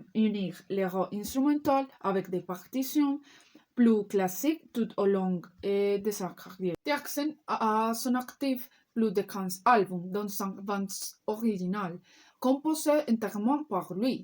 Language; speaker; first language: French; non-native, learner; Spanish